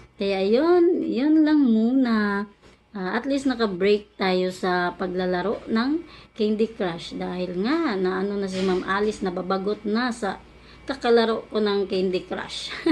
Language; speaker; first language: Filipino; native; Filipino